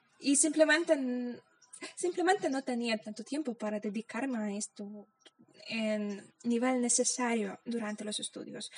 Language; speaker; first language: Spanish; non-native, fluent; Polish